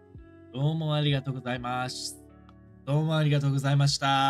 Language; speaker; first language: Japanese; non-native, learner; English